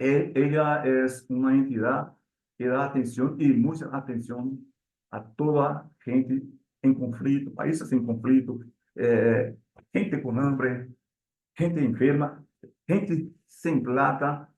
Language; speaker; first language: Spanish; non-native, learner; Portuguese